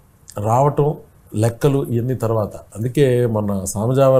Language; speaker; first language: Telugu; native; Telugu